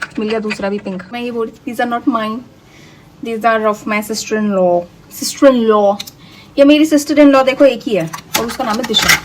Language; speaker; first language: Hindi; native; Hindi